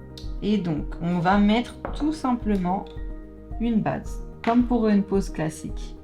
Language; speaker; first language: French; native; French